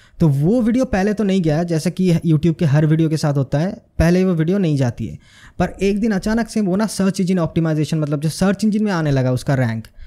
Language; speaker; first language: Hindi; non-native, local second language; Bangla